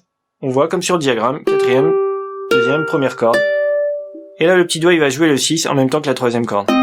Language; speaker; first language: French; native; French